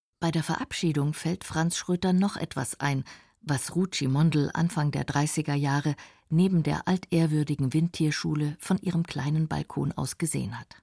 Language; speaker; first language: German; native; German